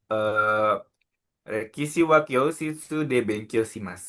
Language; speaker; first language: Japanese; non-native, learner; Indonesian